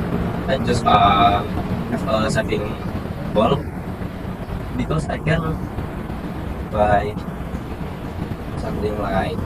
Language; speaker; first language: English; non-native, learner; Indonesian